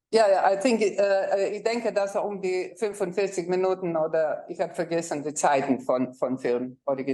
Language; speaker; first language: German; non-native, fluent; Croatian